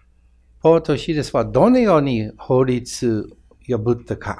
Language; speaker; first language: Japanese; non-native, fluent; English